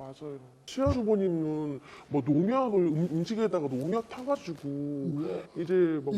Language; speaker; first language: Korean; native; Korean